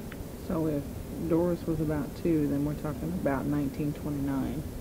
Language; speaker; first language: English; native; English